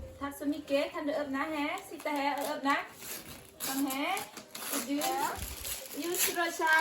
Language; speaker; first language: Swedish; non-native, learner; Thai